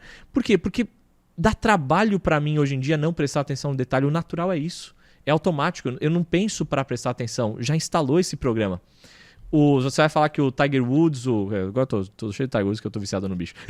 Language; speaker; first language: Portuguese; native; Portuguese